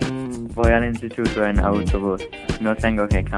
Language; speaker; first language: Spanish; non-native, learner; English